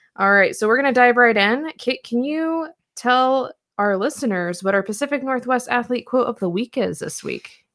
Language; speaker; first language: English; native; English